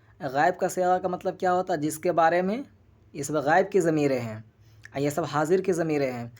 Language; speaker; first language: Urdu; native; Urdu